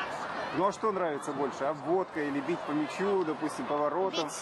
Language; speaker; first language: Russian; native; Russian